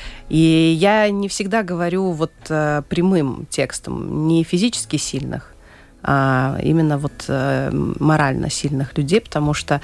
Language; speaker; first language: Russian; native; Russian